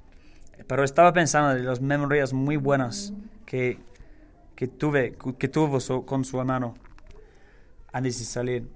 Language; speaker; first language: Spanish; non-native, learner; English